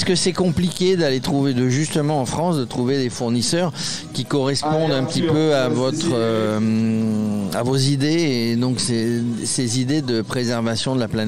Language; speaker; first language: French; native; French